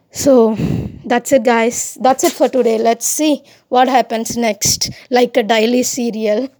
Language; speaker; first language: English; non-native, local second language; Telugu